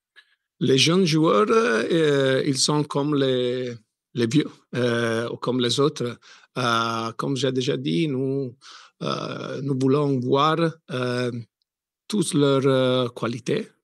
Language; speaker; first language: French; non-native, learner; Italian